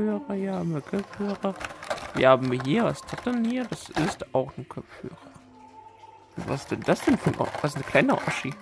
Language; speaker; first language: German; native; German